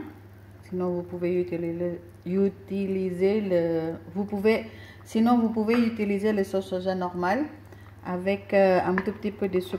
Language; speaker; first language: French; non-native, fluent; Indonesian